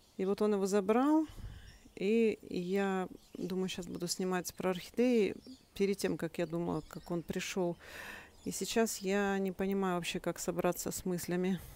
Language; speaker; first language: Russian; native; Russian